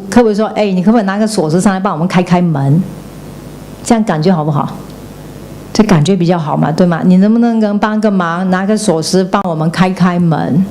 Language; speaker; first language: Chinese; native; Chinese